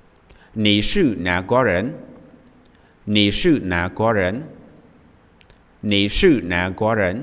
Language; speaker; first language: Chinese; non-native, fluent; Khmer